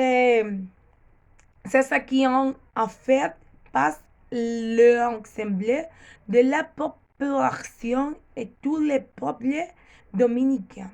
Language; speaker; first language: French; non-native, learner; Spanish